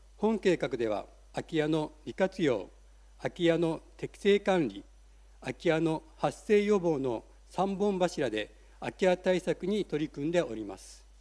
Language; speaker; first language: Japanese; native; Japanese